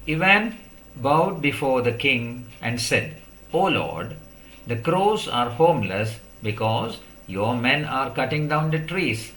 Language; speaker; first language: English; non-native, local second language; Malayalam